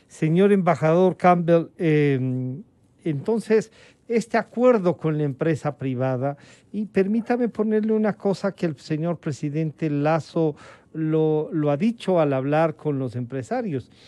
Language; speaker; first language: Spanish; native; Spanish